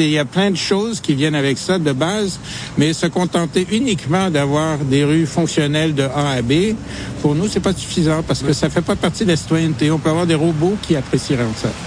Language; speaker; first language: French; native; French